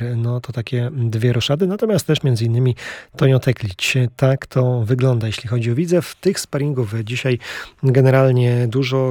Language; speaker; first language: Polish; native; Polish